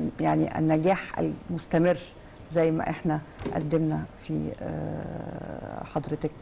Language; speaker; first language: Arabic; native; Arabic